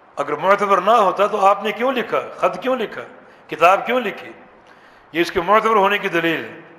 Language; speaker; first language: Urdu; native; Urdu